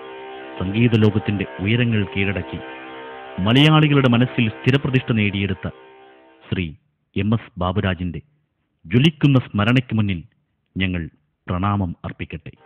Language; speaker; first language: Malayalam; native; Malayalam